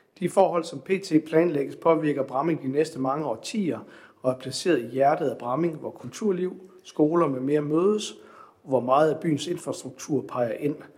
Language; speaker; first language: Danish; native; Danish